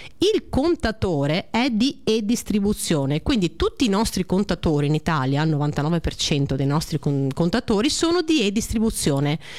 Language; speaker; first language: Italian; native; Italian